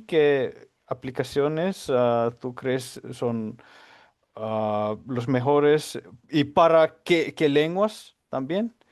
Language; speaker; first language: Spanish; non-native, fluent; Finnish